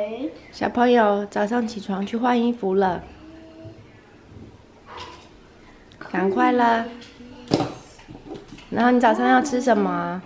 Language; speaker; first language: Chinese; native; Chinese